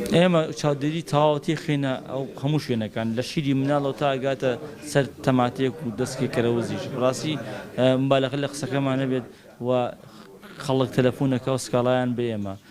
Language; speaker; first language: Central Kurdish; native; Central Kurdish